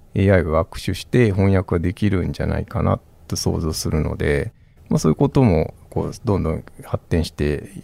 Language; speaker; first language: Japanese; native; Japanese